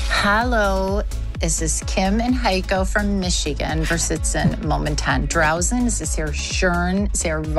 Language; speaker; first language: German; non-native, learner; English